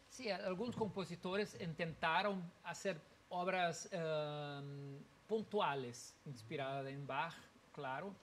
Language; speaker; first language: Spanish; non-native, learner; Portuguese